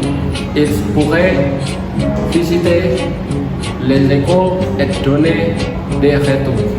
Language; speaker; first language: French; non-native, learner; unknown